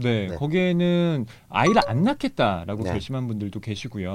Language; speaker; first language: Korean; native; Korean